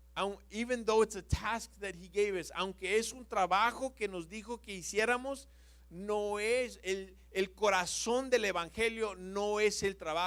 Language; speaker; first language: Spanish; non-native, fluent; English